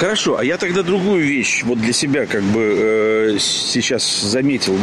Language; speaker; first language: Russian; native; Russian